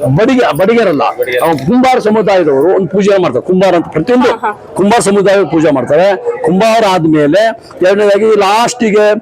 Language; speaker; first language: Kannada; native; Kannada